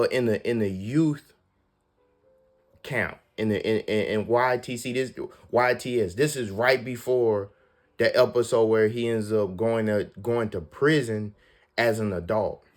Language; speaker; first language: English; native; English